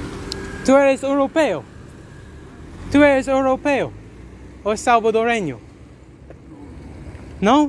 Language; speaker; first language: Spanish; non-native, learner; English